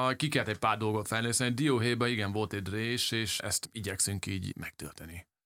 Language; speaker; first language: Hungarian; early bilingual, heritage; English